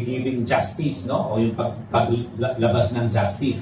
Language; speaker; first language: Filipino; native; Filipino